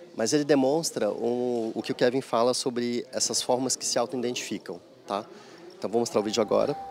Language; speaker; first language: Portuguese; native; Portuguese